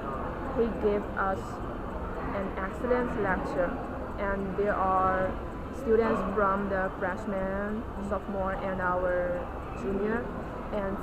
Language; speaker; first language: English; non-native, learner; Chinese